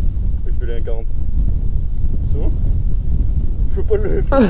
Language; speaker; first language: French; native; French